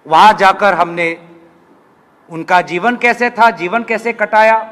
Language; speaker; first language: Hindi; non-native, local second language; Assamese